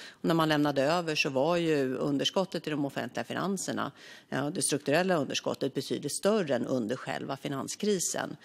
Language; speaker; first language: Swedish; native; Swedish